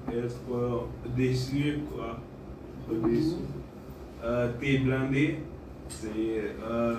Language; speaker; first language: French; non-native, fluent; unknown